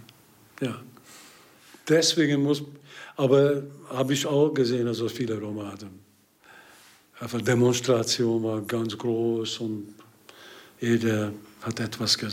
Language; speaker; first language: German; non-native, learner; Hungarian